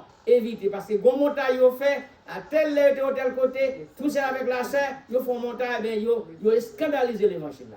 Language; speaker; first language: French; non-native, local second language; Haitian Creole